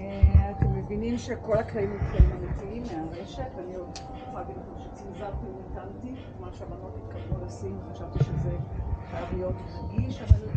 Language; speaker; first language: Hebrew; native; Hebrew